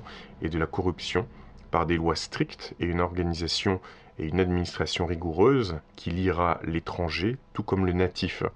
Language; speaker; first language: French; native; French